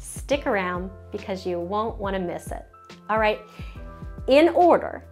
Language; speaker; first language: English; native; English